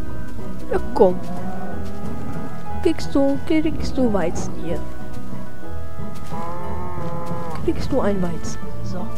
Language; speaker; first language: German; native; German